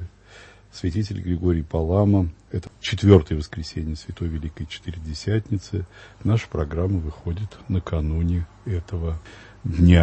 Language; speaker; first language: Russian; native; Russian